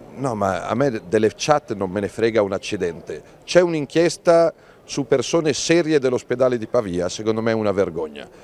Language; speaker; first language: Italian; native; Italian